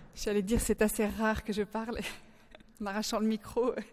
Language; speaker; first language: French; native; French